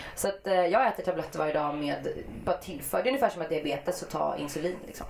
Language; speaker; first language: Swedish; native; Swedish